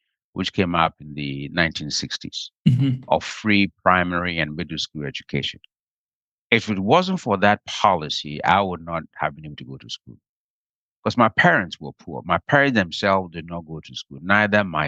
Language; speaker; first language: English; non-native, local second language; Akan